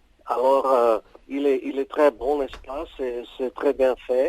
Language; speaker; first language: French; non-native, fluent; Czech